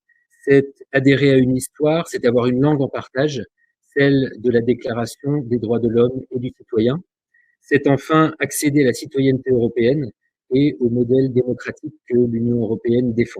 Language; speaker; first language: French; native; French